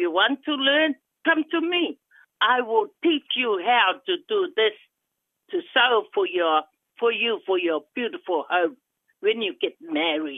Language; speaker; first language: English; non-native, fluent; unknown